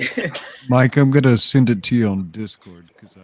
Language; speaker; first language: English; native; English